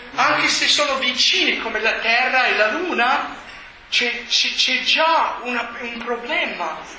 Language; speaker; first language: Italian; non-native, fluent; English